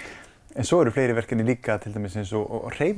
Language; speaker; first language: Icelandic; native; Icelandic